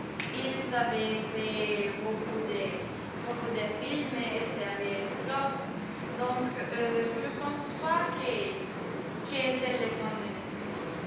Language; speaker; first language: French; non-native, learner; Spanish